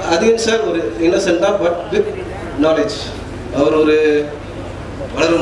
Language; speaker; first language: Tamil; native; Tamil